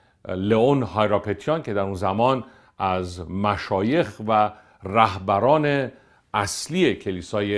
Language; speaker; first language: Persian; native; Persian